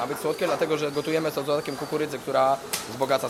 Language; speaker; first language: Polish; native; Polish